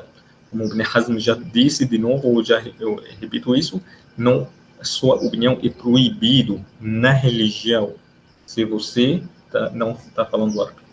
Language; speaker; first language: Portuguese; non-native, fluent; Arabic